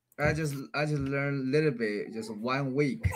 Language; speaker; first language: English; non-native, learner; Chinese